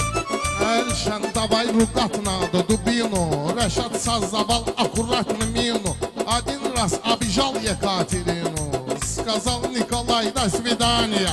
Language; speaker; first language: Russian; non-native, learner; Azerbaijani